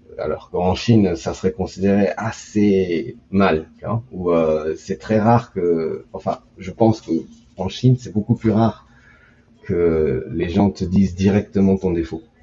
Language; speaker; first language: French; early bilingual, heritage; French